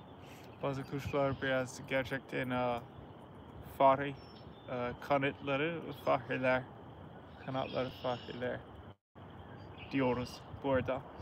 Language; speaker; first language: Turkish; non-native, learner; English